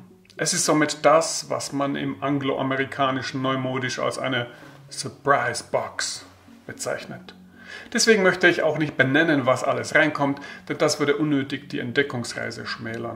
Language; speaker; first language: German; native; German